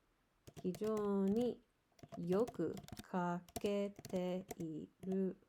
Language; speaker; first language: Japanese; non-native, learner; English